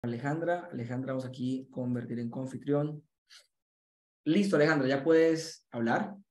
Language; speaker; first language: Spanish; native; Spanish